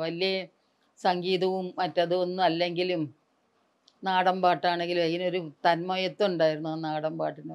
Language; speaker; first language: Malayalam; native; Malayalam